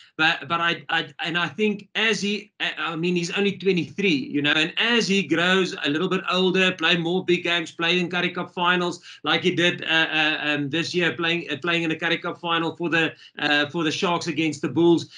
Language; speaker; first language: English; non-native, local second language; Afrikaans